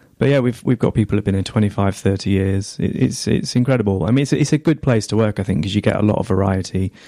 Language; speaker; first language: English; native; English